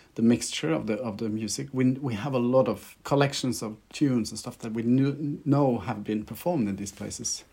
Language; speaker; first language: English; non-native, fluent; Norwegian